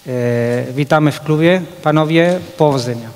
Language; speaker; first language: Polish; non-native, fluent; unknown